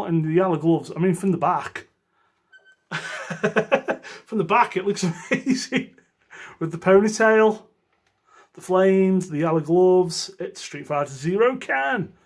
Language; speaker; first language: English; native; English